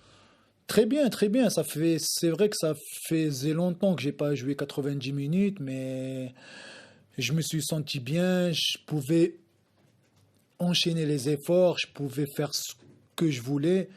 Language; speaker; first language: French; non-native, local second language; Arabic